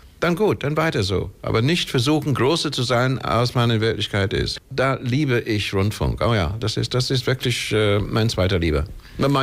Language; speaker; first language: German; non-native, fluent; English